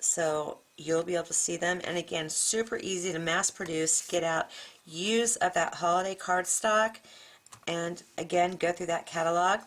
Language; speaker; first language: English; native; English